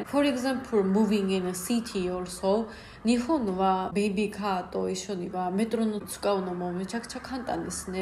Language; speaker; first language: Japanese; non-native, learner; Georgian